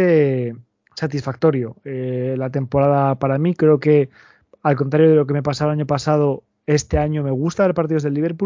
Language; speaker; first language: Spanish; native; Spanish